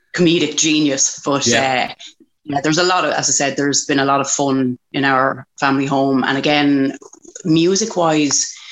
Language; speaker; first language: English; native; English